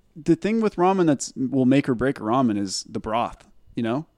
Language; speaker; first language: English; native; English